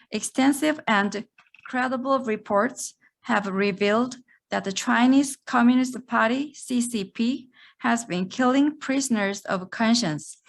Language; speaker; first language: English; non-native, fluent; Korean